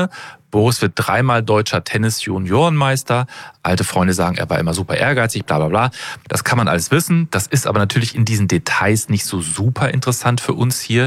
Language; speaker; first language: German; native; German